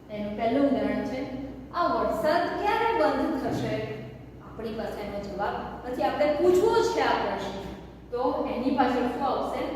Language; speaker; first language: Gujarati; native; Gujarati